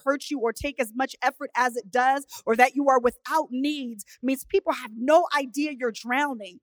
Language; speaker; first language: English; native; English